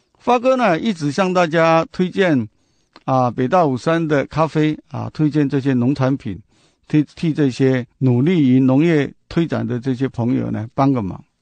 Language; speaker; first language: Chinese; non-native, local second language; Min Nan Chinese